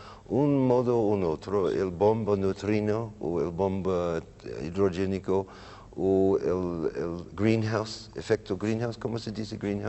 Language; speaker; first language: Spanish; non-native, learner; English